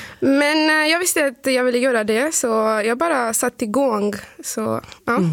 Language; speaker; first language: Swedish; non-native, fluent; Urdu